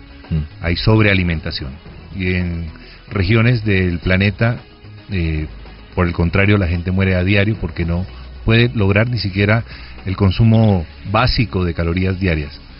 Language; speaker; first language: Spanish; native; Spanish